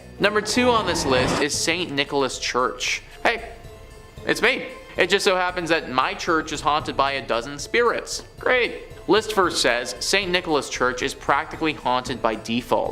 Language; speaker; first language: English; native; English